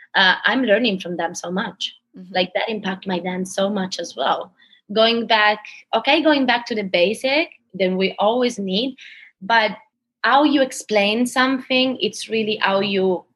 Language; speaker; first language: English; non-native, fluent; Italian